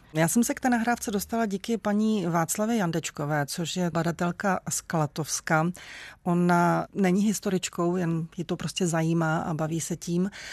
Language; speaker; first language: Czech; native; Czech